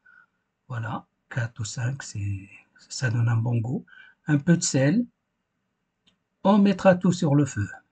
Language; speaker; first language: French; non-native, fluent; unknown